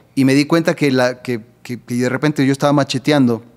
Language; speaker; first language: Spanish; native; Spanish